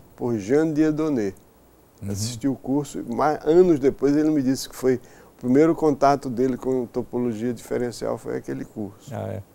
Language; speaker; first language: Portuguese; native; Portuguese